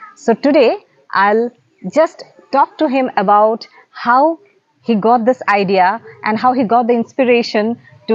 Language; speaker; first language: English; non-native, local second language; Assamese